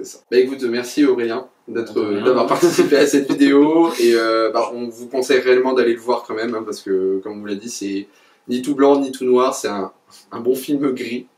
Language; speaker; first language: French; native; French